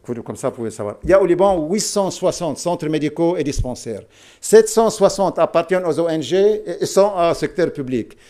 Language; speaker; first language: French; non-native, local second language; Arabic